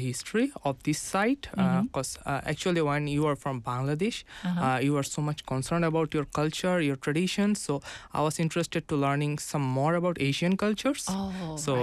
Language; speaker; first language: English; non-native, local second language; Bangla